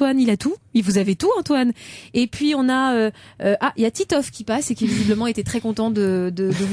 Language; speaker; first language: French; native; French